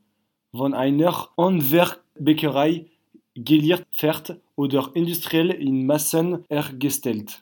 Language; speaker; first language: German; non-native, learner; French